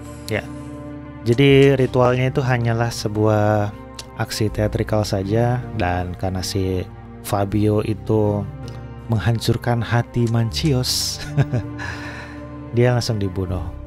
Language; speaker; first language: Indonesian; native; Indonesian